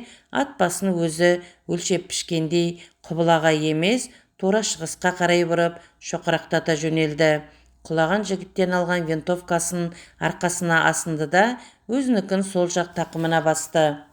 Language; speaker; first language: Kazakh; native; Kazakh